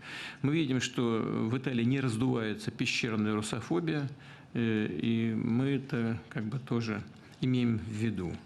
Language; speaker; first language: Russian; native; Russian